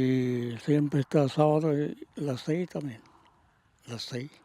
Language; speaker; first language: Spanish; non-native, local second language; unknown